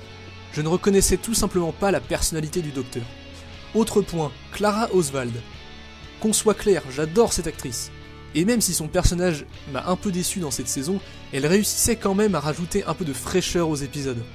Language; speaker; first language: French; native; French